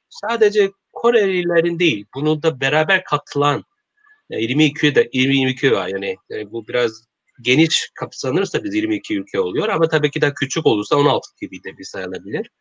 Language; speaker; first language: Turkish; non-native, learner; Korean